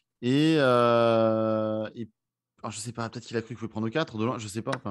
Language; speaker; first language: French; native; French